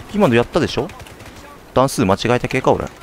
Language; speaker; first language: Japanese; native; Japanese